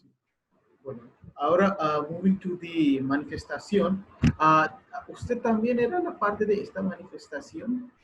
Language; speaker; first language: Spanish; non-native, learner; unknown